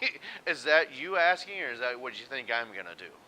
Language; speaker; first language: English; native; English